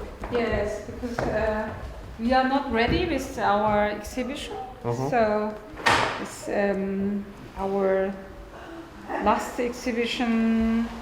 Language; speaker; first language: English; non-native, learner; German